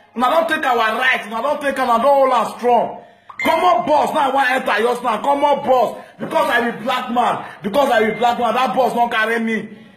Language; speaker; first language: Nigerian Pidgin; non-native, local second language; Bini